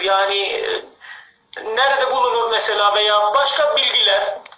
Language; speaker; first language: Turkish; non-native, fluent; Persian